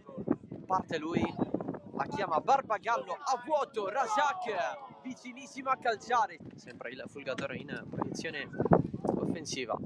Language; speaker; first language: Italian; native; Italian